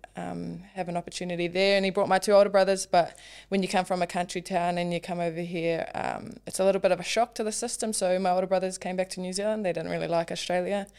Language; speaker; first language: English; native; English